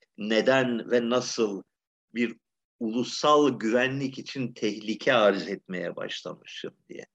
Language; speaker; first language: Turkish; native; Turkish